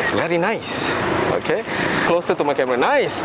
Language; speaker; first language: English; non-native, local second language; Malay